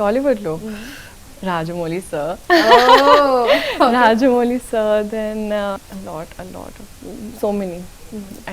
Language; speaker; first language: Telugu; non-native, local second language; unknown